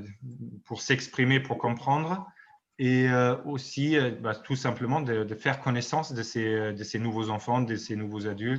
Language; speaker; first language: French; non-native, fluent; German